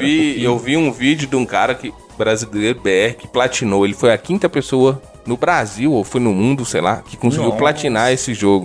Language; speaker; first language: Portuguese; native; Portuguese